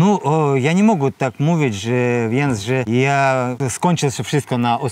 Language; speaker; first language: Polish; non-native, learner; Russian